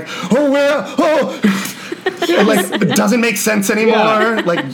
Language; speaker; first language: English; native; English